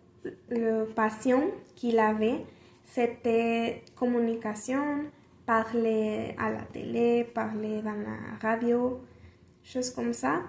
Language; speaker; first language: French; non-native, learner; Spanish